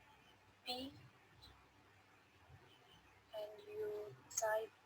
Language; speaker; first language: English; non-native, learner; Indonesian